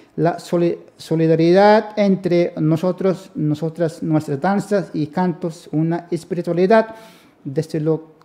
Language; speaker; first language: Spanish; non-native, local second language; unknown